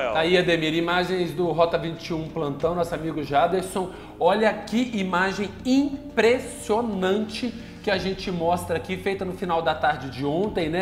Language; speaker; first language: Portuguese; native; Portuguese